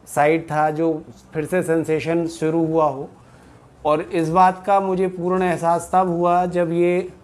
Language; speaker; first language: Hindi; native; Hindi